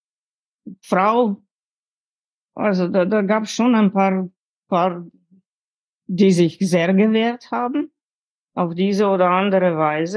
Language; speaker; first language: German; non-native, fluent; Slovenian